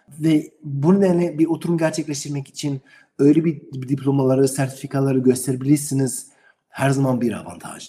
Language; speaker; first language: Turkish; non-native, learner; German